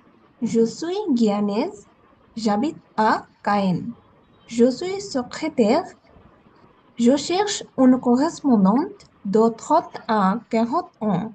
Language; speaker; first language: French; non-native, learner; Bangla